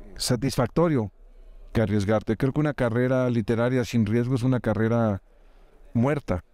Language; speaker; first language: Spanish; native; Spanish